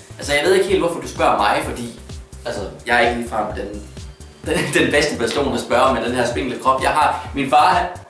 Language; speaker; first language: Danish; native; Danish